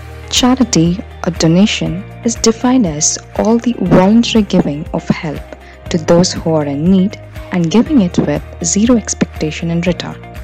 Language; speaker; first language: English; non-native, local second language; Tamil